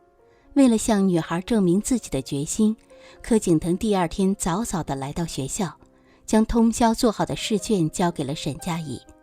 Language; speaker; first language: Chinese; native; Chinese